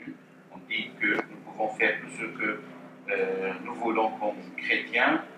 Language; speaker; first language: French; non-native, fluent; Arabic